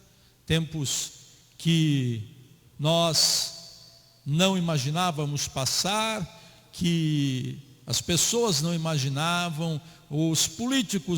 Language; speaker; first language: Portuguese; native; Portuguese